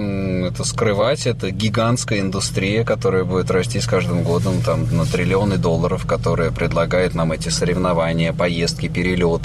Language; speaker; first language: Russian; native; Russian